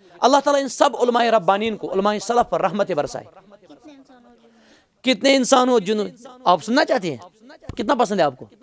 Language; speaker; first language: Hindi; non-native, local second language; Kashmiri